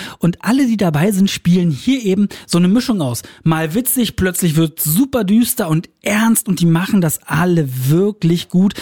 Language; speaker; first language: German; native; German